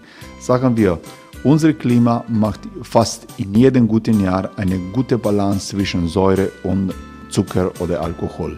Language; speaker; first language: German; non-native, learner; Croatian